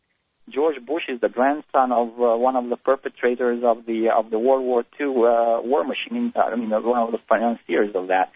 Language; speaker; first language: English; native; English